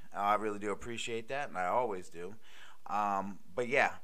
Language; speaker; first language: English; native; English